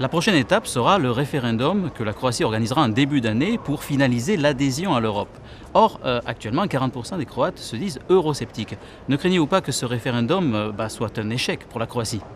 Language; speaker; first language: French; native; French